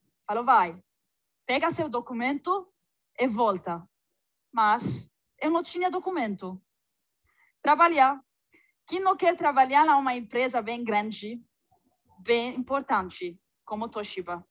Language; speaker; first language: Portuguese; non-native, fluent; Arabic